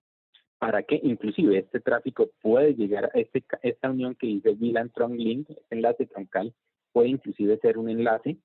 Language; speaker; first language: Spanish; native; Spanish